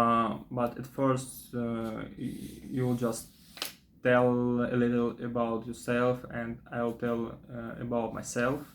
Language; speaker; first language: English; non-native, fluent; Russian